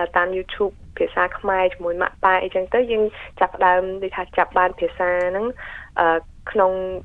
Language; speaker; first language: Khmer; early bilingual, heritage; Khmer